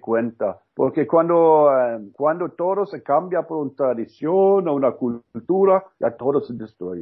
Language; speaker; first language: Spanish; non-native, learner; Norwegian